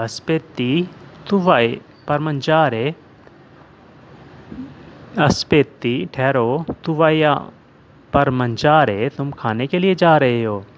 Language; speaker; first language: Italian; non-native, learner; Urdu